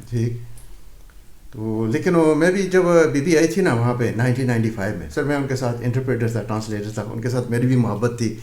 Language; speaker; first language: Urdu; non-native, local second language; Punjabi